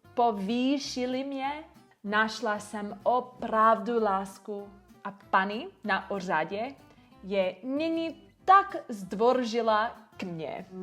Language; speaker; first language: Czech; non-native, learner; English